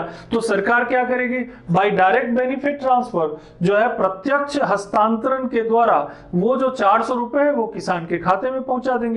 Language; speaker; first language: Hindi; native; Hindi